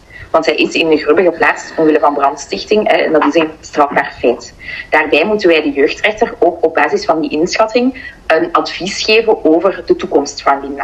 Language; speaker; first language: Dutch; native; Dutch